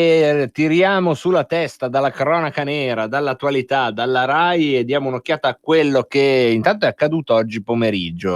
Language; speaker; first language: Italian; native; Italian